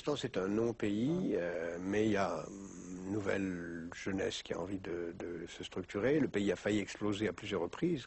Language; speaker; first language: French; native; French